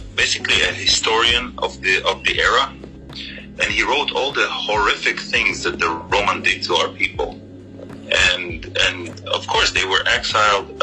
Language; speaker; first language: English; non-native, fluent; Hebrew